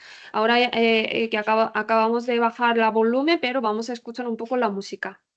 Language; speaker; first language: Spanish; non-native, learner; Korean